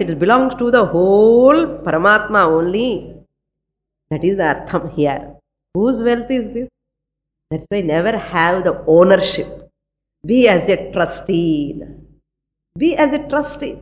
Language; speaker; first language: English; non-native, local second language; Tamil